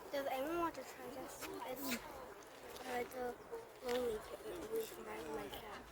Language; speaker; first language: English; non-native, fluent; Vietnamese